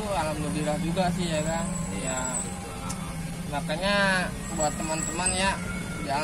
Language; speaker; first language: Indonesian; native; Indonesian